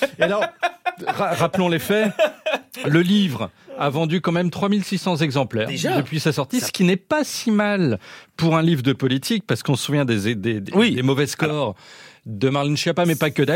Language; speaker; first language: French; native; French